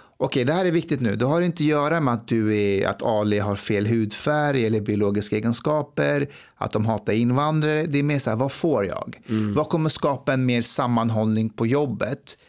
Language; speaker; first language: Swedish; early bilingual, other home language; Persian